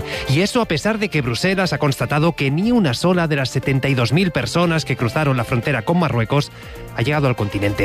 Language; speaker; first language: Spanish; native; Spanish